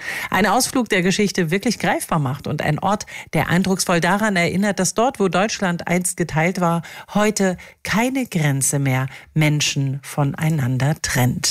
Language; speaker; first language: German; native; German